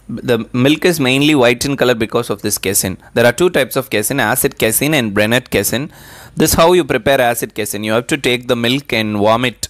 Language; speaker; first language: English; non-native, local second language; Tamil